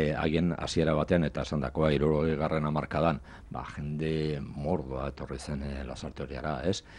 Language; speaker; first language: Basque; non-native, local second language; Spanish